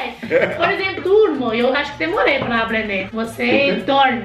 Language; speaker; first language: Portuguese; non-native, fluent; Chinese